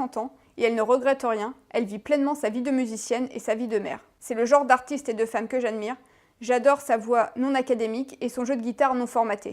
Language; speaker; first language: French; native; French